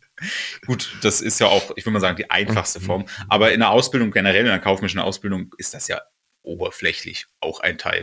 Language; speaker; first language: German; native; German